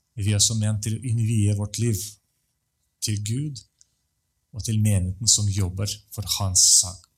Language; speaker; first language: Norwegian; non-native, fluent; Russian